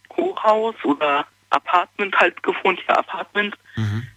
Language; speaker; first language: German; early bilingual, other home language; Turkish